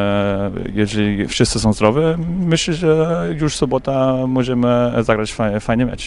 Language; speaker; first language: Polish; non-native, fluent; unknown